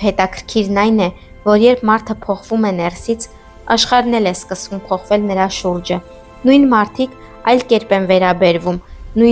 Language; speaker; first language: Armenian; native; Armenian